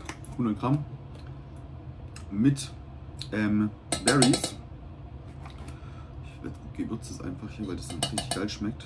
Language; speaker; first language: German; native; German